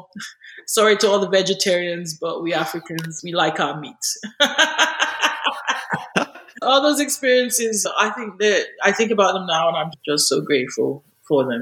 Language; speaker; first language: English; non-native, local second language; Yoruba